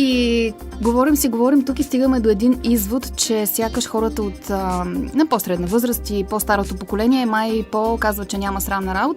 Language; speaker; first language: Bulgarian; native; Bulgarian